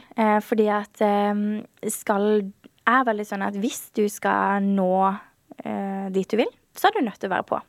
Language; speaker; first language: Norwegian; native; Norwegian